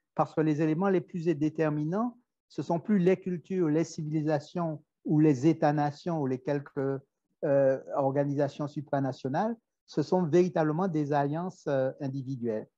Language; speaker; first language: French; native; French